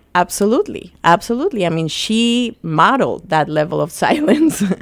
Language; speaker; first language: English; early bilingual, other home language; Spanish